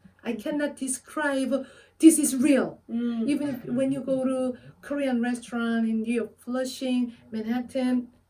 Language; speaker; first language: English; non-native, fluent; Korean